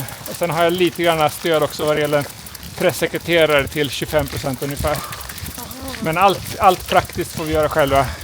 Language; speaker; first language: Swedish; native; Swedish